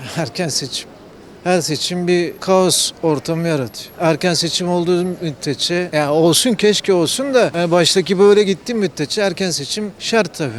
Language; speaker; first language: Turkish; native; Turkish